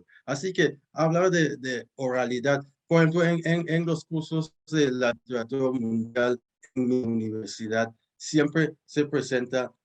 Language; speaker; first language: Spanish; non-native, fluent; English